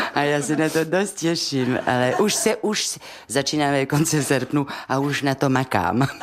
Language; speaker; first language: Czech; non-native, fluent; French